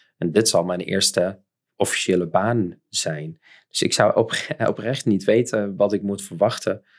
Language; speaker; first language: Dutch; non-native, fluent; Arabic